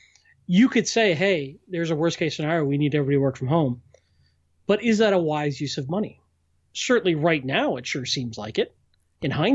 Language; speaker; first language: English; native; English